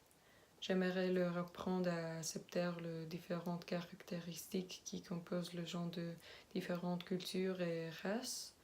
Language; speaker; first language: French; non-native, learner; Spanish